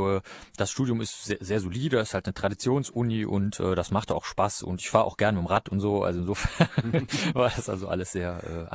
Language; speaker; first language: German; native; German